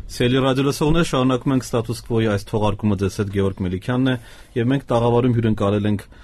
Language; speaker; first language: Armenian; native; Armenian